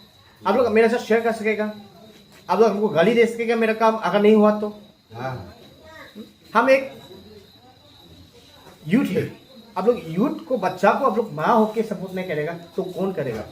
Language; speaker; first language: Hindi; non-native, local second language; Garo